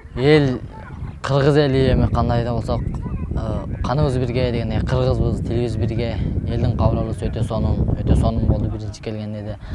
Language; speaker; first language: Kyrgyz; early bilingual, heritage; Kyrgyz